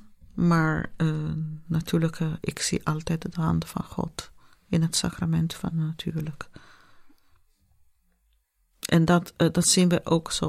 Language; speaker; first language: Dutch; non-native, fluent; Italian